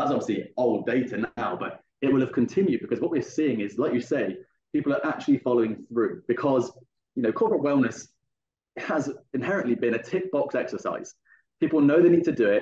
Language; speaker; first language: English; native; English